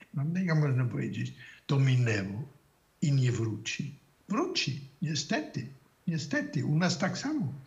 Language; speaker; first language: Polish; non-native, fluent; German